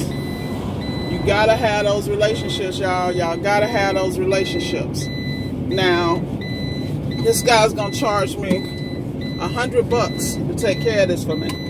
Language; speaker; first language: English; native; English